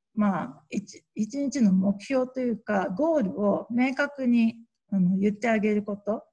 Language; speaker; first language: Japanese; native; Japanese